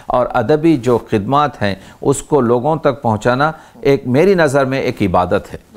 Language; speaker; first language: Hindi; native; Hindi